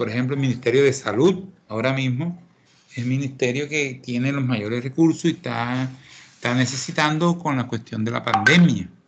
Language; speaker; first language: Spanish; native; Spanish